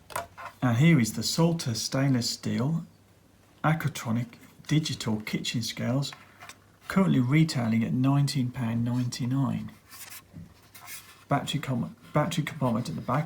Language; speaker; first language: English; native; English